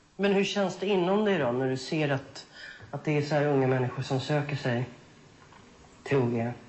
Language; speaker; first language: Swedish; native; Swedish